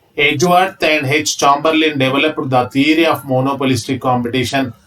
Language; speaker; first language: English; non-native, local second language; Telugu